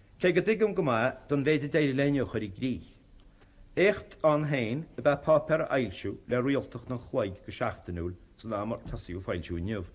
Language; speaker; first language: Irish; native; Irish